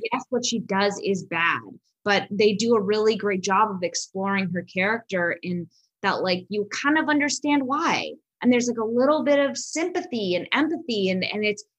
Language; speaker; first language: English; native; English